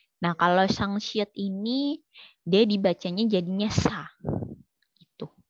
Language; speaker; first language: Indonesian; native; Indonesian